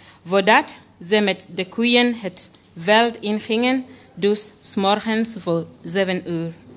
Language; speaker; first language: Dutch; non-native, learner; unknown